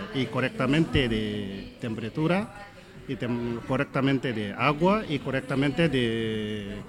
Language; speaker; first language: Spanish; non-native, learner; Nepali